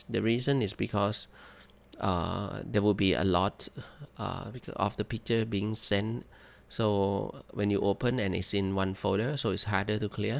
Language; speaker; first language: English; non-native, fluent; Thai